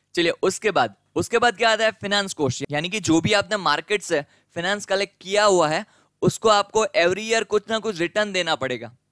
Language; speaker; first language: Hindi; non-native, local second language; Gujarati